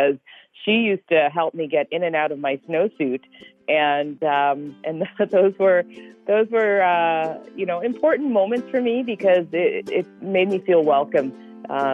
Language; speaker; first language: English; native; English